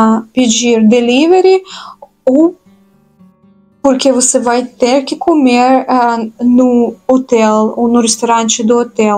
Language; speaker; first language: Portuguese; non-native, fluent; Russian